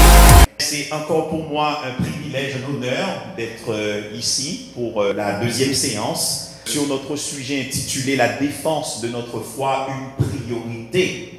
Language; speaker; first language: French; non-native, local second language; Haitian Creole